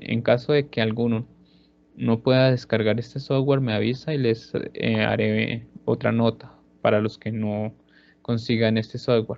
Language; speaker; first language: Spanish; native; Spanish